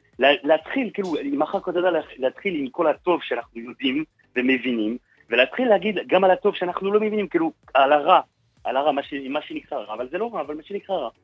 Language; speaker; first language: Hebrew; non-native, fluent; French